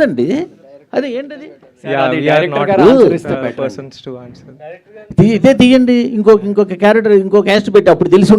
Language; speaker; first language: Telugu; native; Telugu